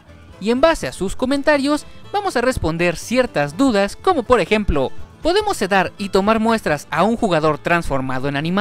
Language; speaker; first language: Spanish; native; Spanish